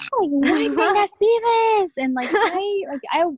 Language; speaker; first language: English; non-native, fluent; Korean